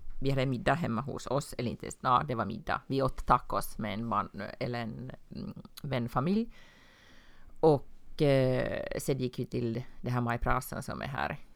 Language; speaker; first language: Swedish; native; Swedish